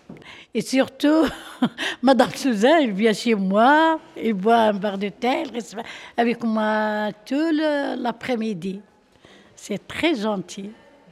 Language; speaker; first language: French; non-native, learner; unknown